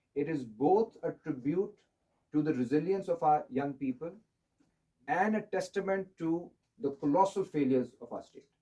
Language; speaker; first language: English; non-native, local second language; Urdu